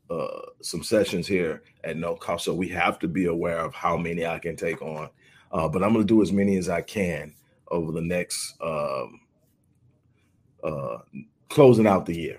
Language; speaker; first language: English; native; English